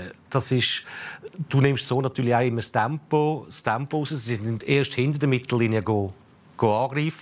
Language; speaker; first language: German; native; German